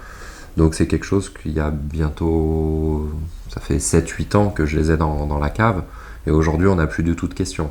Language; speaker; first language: French; native; French